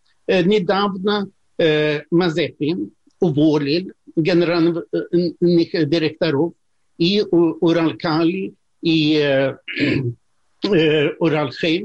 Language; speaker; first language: Russian; non-native, fluent; Swedish